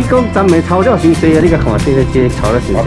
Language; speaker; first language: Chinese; native; Chinese